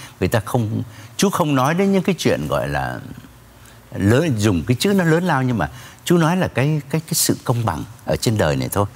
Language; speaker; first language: Vietnamese; native; Vietnamese